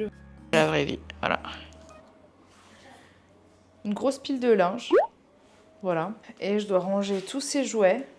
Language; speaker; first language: French; native; French